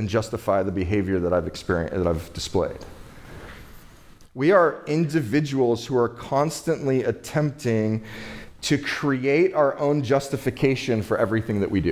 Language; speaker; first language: English; native; English